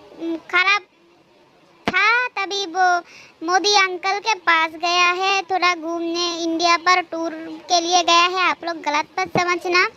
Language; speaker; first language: Hindi; non-native, learner; Bangla